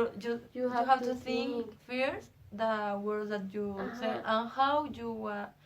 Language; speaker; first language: English; non-native, learner; Spanish